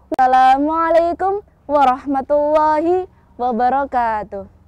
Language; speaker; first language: Indonesian; native; Indonesian